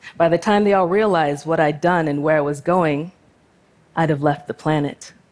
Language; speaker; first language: English; native; English